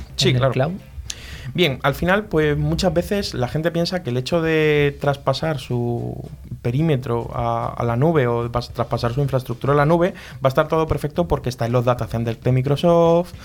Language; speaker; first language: Spanish; native; Spanish